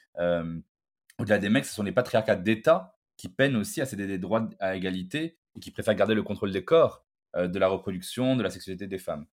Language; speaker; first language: French; non-native, local second language; Arabic